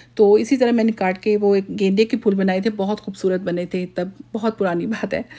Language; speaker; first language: Urdu; native; Urdu